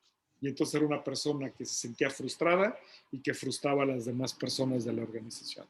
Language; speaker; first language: Spanish; native; Spanish